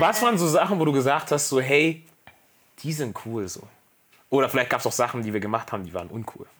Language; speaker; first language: German; native; German